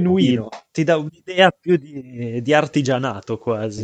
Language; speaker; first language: Italian; native; Italian